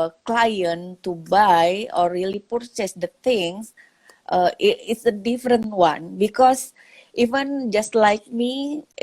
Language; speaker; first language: English; non-native, local second language; Indonesian